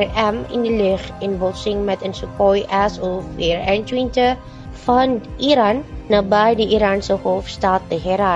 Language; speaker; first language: Dutch; non-native, fluent; Indonesian